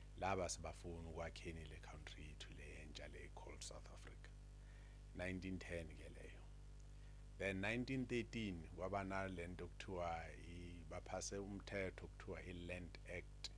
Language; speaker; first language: Zulu; non-native, local second language; Xhosa